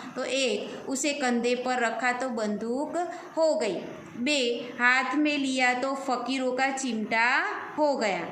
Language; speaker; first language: Hindi; non-native, local second language; Gujarati